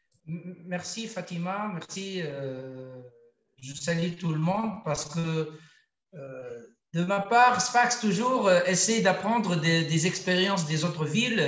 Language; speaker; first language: French; non-native, local second language; Arabic